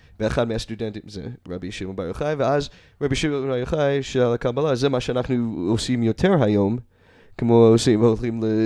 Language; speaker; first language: Hebrew; non-native, learner; English